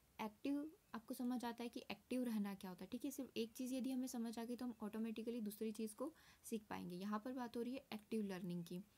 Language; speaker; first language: Hindi; native; Hindi